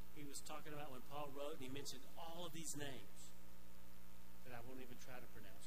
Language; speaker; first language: English; native; English